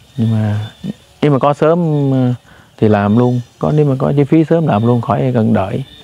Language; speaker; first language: Vietnamese; non-native, local second language; Khmer